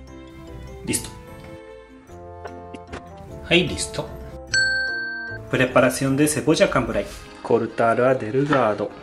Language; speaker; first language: Spanish; non-native, fluent; Japanese